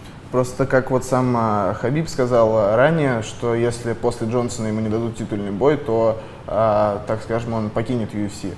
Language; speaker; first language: Russian; native; Russian